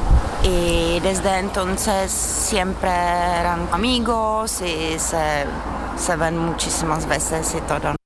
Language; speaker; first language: Spanish; non-native, learner; Czech